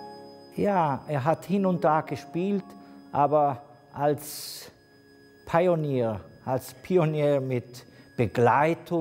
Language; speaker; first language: German; non-native, fluent; Italian